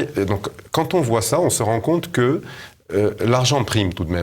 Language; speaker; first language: French; native; French